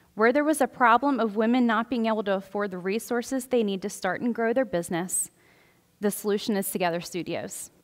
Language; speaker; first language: English; native; English